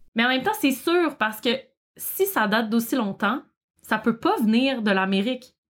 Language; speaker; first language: French; native; French